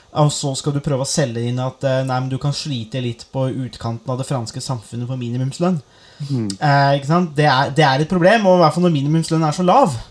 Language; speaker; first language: Norwegian; native; Norwegian